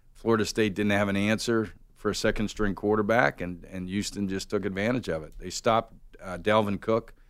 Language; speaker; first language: English; native; English